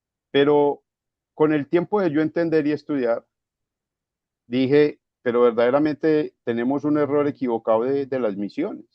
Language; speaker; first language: Spanish; native; Spanish